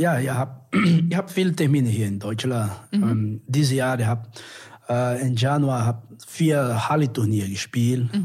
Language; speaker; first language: German; non-native, learner; Portuguese